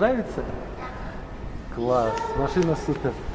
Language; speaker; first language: Russian; native; Russian